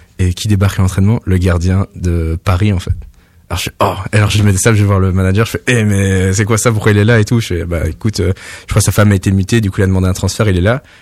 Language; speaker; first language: French; early bilingual, other home language; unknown